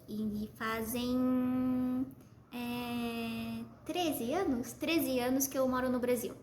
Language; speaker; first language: Portuguese; early bilingual, heritage; Portuguese